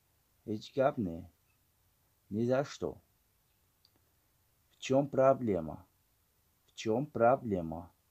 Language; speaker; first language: Russian; non-native, learner; Tajik